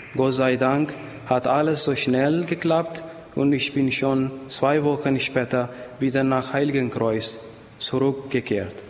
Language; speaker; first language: German; non-native, fluent; Amharic